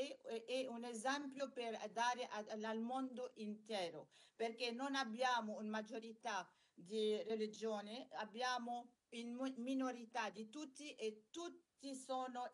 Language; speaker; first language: Italian; non-native, learner; Arabic